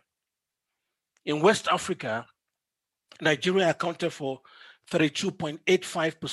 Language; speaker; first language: English; non-native, local second language; Yoruba